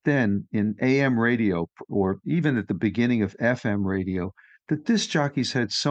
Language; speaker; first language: English; native; English